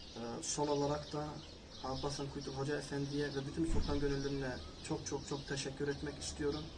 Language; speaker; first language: Turkish; early bilingual, heritage; Turkish